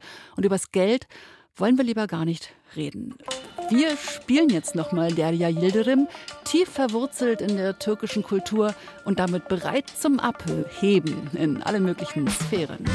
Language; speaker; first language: German; native; German